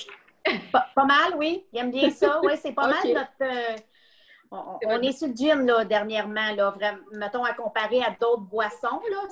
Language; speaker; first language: French; native; French